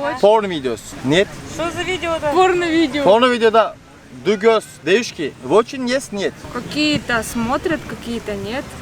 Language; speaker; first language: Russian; non-native, learner; Turkish